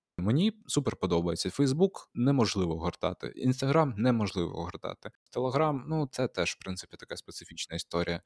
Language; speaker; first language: Ukrainian; non-native, local second language; Russian